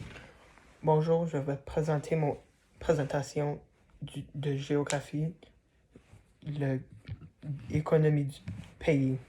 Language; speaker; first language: French; non-native, learner; English